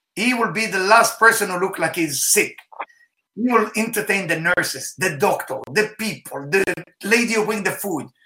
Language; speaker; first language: English; non-native, fluent; Hebrew